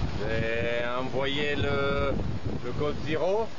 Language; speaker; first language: French; non-native, fluent; Italian